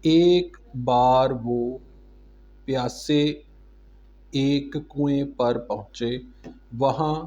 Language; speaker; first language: Urdu; non-native, local second language; Punjabi